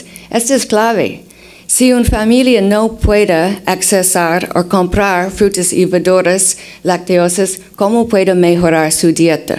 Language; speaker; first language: Spanish; non-native, fluent; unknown